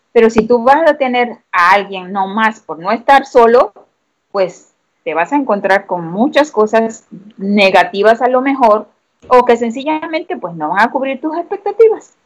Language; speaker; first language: Spanish; native; Spanish